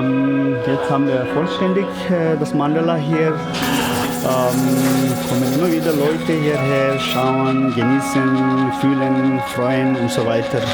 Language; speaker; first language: German; non-native, fluent; Tibetan